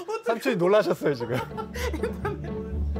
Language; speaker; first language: Korean; native; Korean